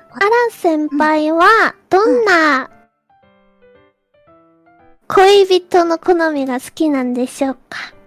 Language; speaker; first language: Japanese; non-native, fluent; Korean